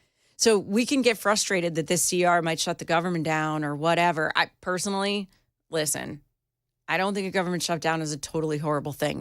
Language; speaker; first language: English; native; English